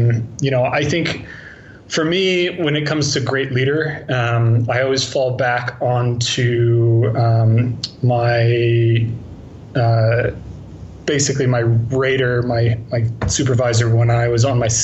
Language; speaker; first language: English; native; English